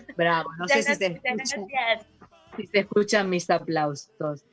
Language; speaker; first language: Spanish; native; Spanish